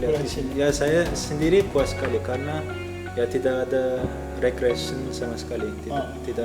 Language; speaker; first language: Indonesian; non-native, fluent; Turkmen